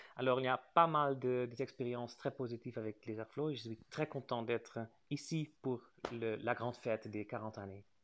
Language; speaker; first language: French; non-native, fluent; Dutch